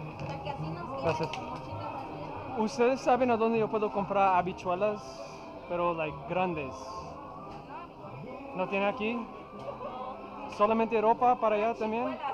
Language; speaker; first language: Spanish; non-native, learner; English